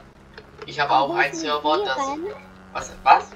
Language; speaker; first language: German; native; German